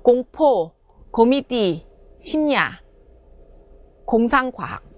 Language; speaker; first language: Korean; non-native, local second language; Vietnamese